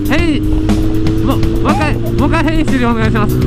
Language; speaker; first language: Japanese; native; Japanese